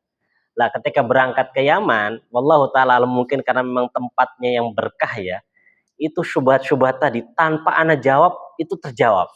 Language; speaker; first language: Indonesian; native; Indonesian